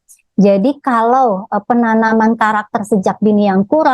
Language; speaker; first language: Indonesian; native; Indonesian